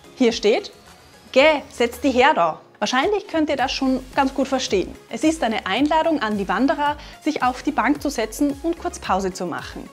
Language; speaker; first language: German; native; German